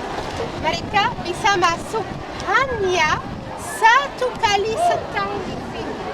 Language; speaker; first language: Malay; non-native, fluent; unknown